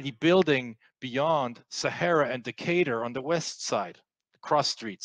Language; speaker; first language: English; non-native, fluent; French